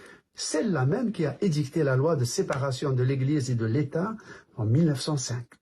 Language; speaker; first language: French; native; French